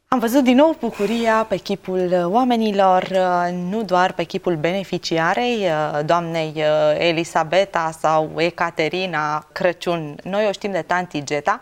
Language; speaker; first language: Romanian; native; Romanian